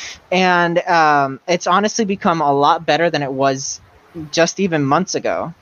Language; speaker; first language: English; non-native, local second language; Spanish